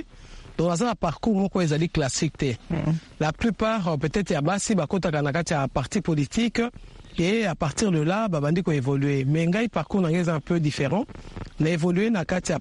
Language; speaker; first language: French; non-native, local second language; Lingala